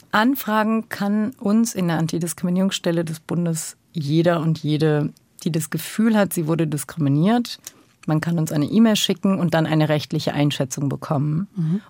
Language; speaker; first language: German; early bilingual, other home language; Turkish